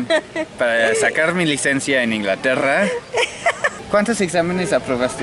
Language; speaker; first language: Spanish; non-native, fluent; English